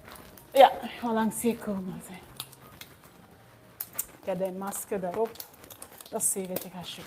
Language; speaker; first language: Dutch; non-native, learner; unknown